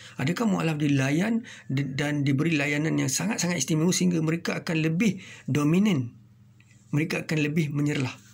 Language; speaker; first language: Malay; non-native, local second language; Tamil